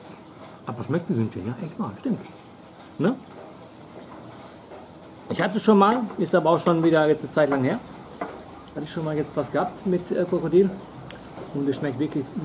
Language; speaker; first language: German; native; German